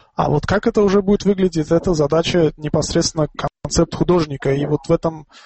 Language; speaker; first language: Russian; non-native, local second language; Tajik